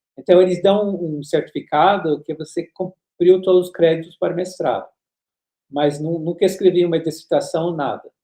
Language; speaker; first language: Portuguese; non-native, fluent; English